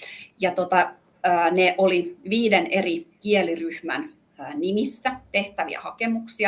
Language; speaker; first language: Finnish; native; Finnish